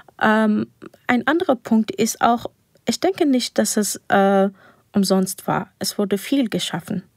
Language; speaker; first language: German; non-native, fluent; Persian